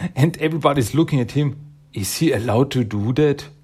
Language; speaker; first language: English; non-native, fluent; German